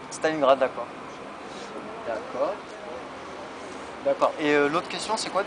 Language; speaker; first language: French; native; French